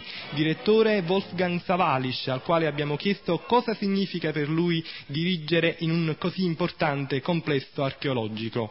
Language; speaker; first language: Italian; native; Italian